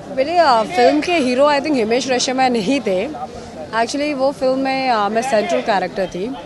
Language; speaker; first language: Hindi; non-native, local second language; Marathi